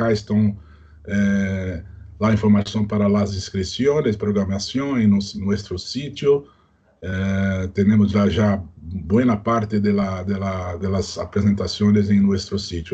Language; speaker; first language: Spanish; non-native, learner; Portuguese